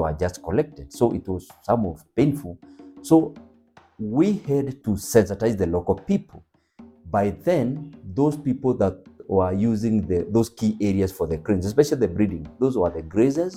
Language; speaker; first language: English; non-native, local second language; Kikuyu